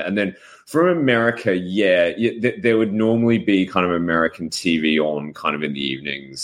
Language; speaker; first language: English; native; English